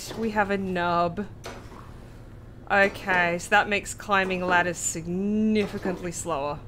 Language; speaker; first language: English; native; English